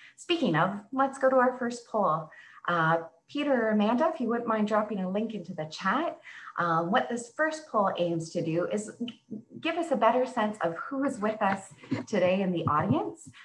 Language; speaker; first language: English; native; English